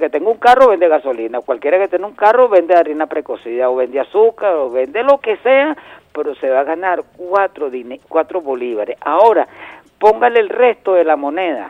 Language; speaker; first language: Spanish; native; Spanish